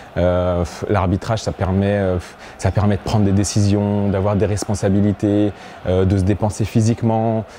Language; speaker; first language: French; native; French